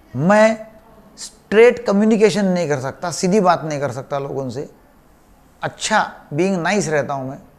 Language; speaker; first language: Hindi; non-native, local second language; Marathi